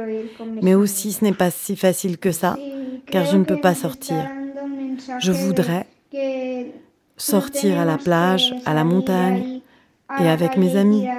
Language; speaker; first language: French; non-native, learner; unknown